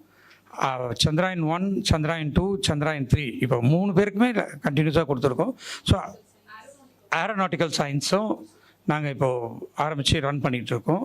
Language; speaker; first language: Tamil; native; Tamil